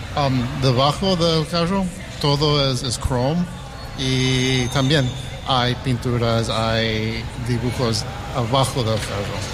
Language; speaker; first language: Spanish; early bilingual, heritage; English